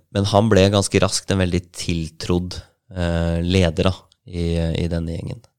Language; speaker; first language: Norwegian; native; Norwegian